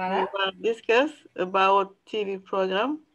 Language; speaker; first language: English; non-native, learner; French